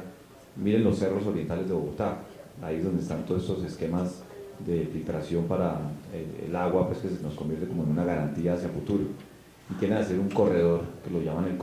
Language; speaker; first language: Spanish; native; Spanish